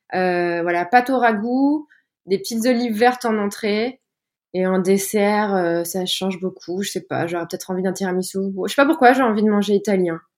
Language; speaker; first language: French; native; French